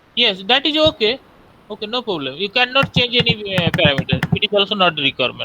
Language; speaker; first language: English; non-native, local second language; Bangla